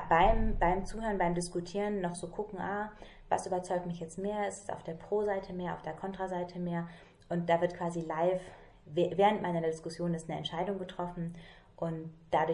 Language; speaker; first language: German; native; German